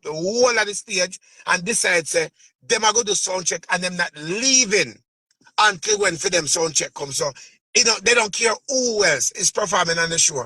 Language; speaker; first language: English; native; English